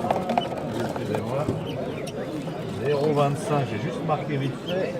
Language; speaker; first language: French; native; French